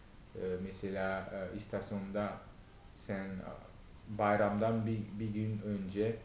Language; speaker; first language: Turkish; non-native, fluent; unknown